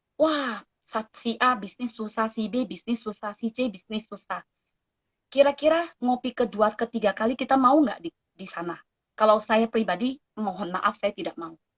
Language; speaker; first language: Indonesian; non-native, local second language; Min Nan Chinese